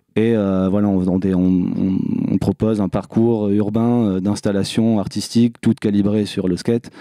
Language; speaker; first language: French; native; French